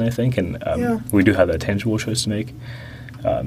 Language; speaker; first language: English; early bilingual, other home language; Russian